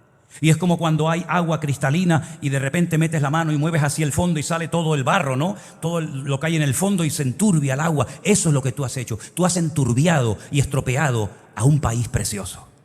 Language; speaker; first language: Spanish; native; Spanish